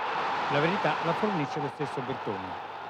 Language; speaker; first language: Italian; native; Italian